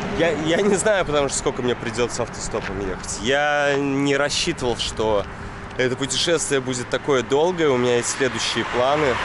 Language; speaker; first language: Russian; native; Russian